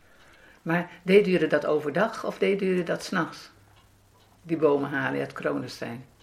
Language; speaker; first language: Dutch; native; Dutch